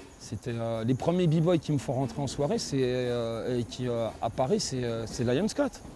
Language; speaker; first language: French; native; French